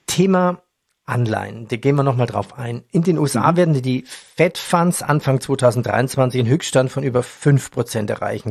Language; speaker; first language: German; native; German